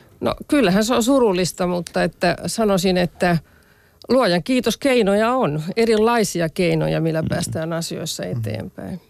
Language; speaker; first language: Finnish; native; Finnish